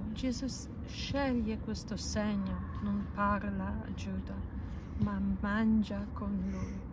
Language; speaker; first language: Italian; non-native, learner; Polish